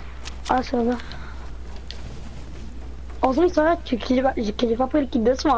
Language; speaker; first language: French; native; French